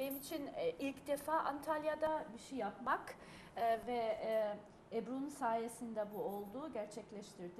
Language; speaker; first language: Turkish; early bilingual, heritage; Turkish